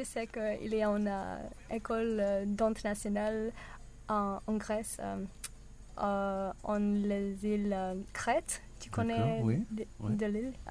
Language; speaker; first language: French; non-native, learner; English